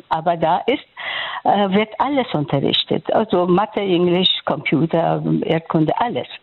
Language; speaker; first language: German; non-native, fluent; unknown